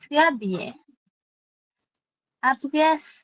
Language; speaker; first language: French; non-native, local second language; Haitian Creole